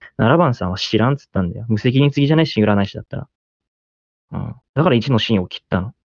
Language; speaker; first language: Japanese; native; Japanese